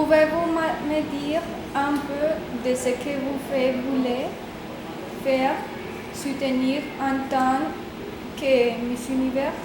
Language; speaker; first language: French; non-native, learner; Spanish